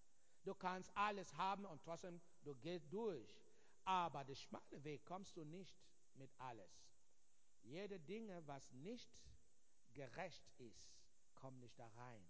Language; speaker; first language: German; non-native, fluent; Igbo